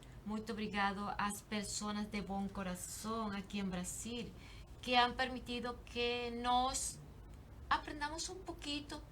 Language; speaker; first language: Portuguese; non-native, learner; Spanish